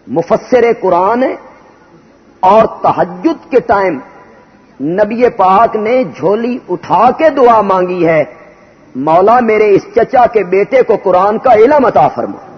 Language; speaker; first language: Urdu; non-native, local second language; Punjabi